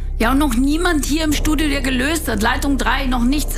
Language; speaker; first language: German; native; German